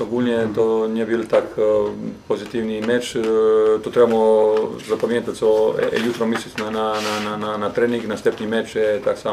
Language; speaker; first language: Polish; non-native, learner; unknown